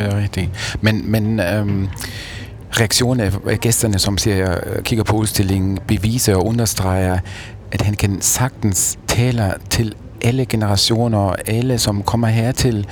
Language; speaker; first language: Danish; non-native, fluent; German